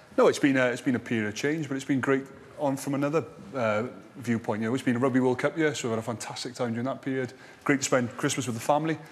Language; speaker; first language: English; native; English